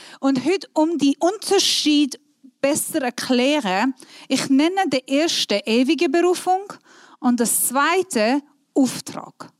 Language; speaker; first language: German; non-native, fluent; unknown